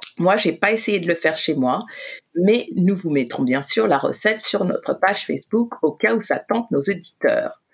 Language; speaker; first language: French; native; French